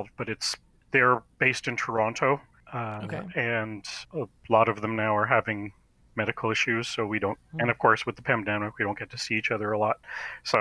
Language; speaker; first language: English; native; English